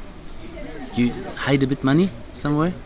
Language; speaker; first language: English; non-native, fluent; German